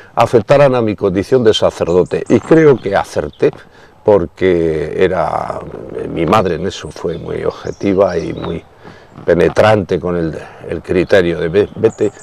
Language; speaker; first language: Spanish; native; Spanish